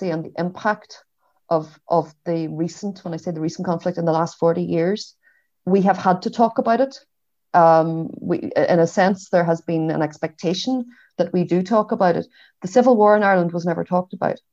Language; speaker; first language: English; native; English